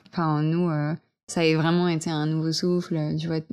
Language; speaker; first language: French; native; French